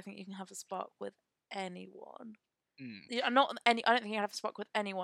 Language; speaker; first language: English; native; English